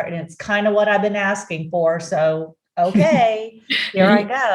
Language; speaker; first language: English; native; English